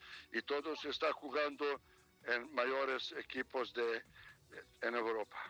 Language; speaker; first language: Spanish; non-native, learner; Serbian